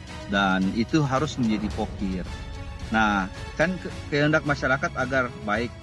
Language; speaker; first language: Indonesian; non-native, local second language; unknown